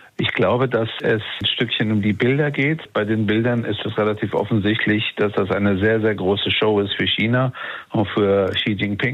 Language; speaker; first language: German; native; German